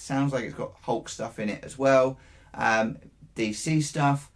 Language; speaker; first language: English; native; English